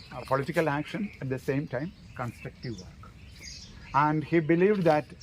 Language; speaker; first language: English; non-native, local second language; Malayalam